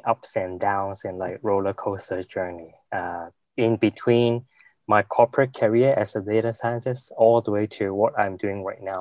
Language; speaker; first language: English; non-native, local second language; Cantonese